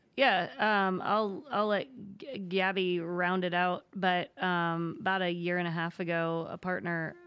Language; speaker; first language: English; native; English